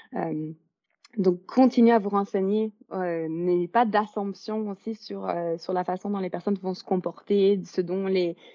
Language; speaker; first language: French; native; French